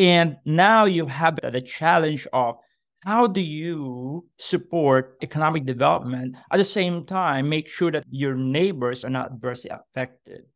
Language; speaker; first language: English; non-native, local second language; Filipino